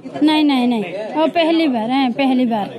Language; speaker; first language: Hindi; non-native, local second language; Bangla